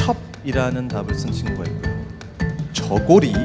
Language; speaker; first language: Korean; native; Korean